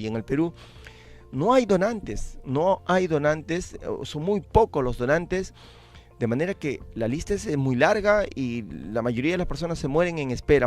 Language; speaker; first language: Spanish; native; Spanish